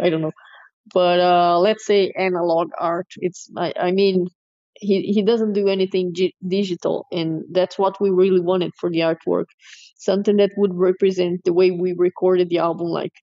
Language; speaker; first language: English; non-native, fluent; Portuguese